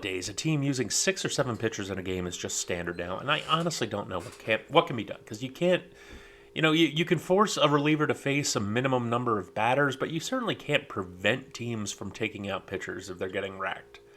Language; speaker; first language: English; native; English